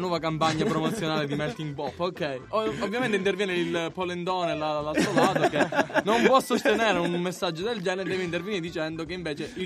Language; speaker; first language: Italian; native; Italian